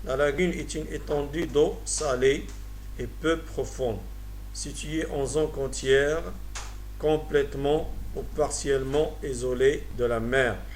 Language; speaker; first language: French; non-native, local second language; Arabic